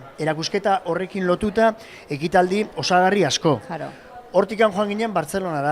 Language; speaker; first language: Basque; native; Basque